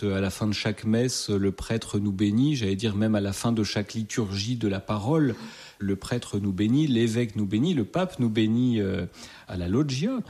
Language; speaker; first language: French; native; French